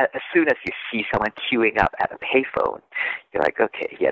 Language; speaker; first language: English; native; English